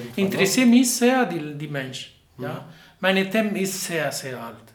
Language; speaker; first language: German; non-native, learner; Spanish